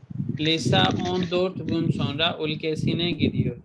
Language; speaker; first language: Turkish; non-native, fluent; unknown